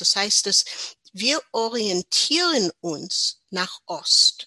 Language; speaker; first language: German; non-native, learner; English